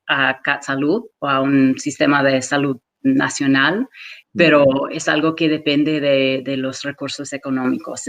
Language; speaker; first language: Spanish; non-native, fluent; English